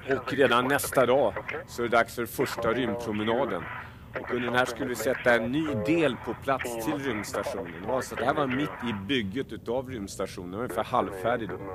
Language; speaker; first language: Swedish; native; Swedish